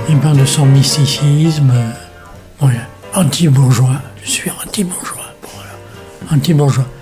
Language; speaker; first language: French; native; French